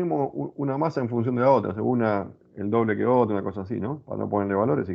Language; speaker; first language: Spanish; native; Spanish